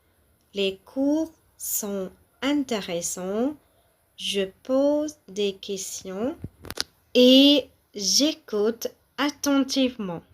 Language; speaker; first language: French; non-native, fluent; Tamil